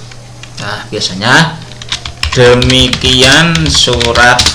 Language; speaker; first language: Indonesian; non-native, local second language; Javanese